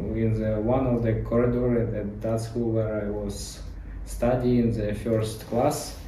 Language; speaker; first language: English; non-native, learner; Ukrainian